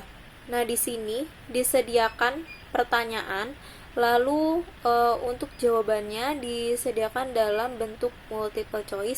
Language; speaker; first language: Indonesian; native; Indonesian